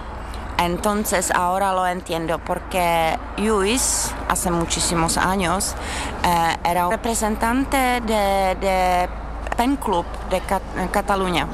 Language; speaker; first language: Spanish; non-native, fluent; Czech